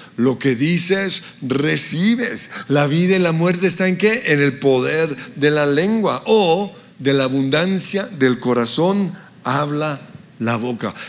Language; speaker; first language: Spanish; early bilingual, other home language; English